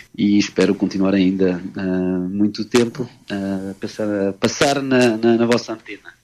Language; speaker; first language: Portuguese; early bilingual, heritage; Portuguese